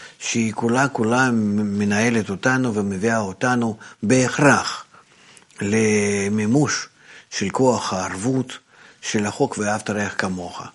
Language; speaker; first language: Hebrew; non-native, fluent; Russian